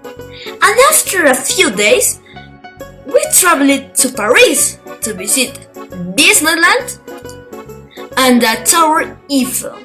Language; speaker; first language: English; non-native, learner; Spanish